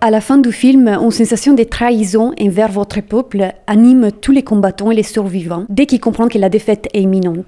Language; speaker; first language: French; native; French